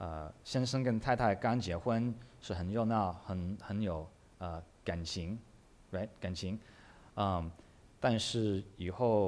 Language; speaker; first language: Chinese; early bilingual, heritage; English